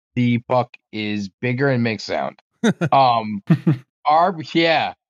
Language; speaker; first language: English; native; English